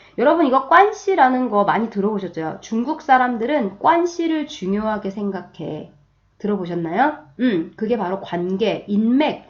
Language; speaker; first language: Korean; native; Korean